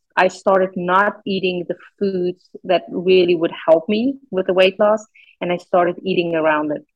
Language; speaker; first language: English; non-native, local second language; Afrikaans